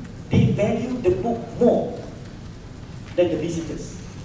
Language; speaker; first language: English; non-native, local second language; Malay